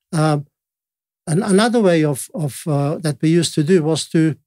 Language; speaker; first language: English; non-native, fluent; Italian